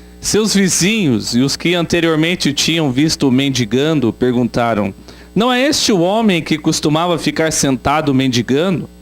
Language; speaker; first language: Portuguese; native; Portuguese